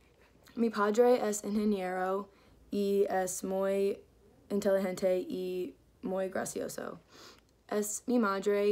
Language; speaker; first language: Spanish; non-native, learner; English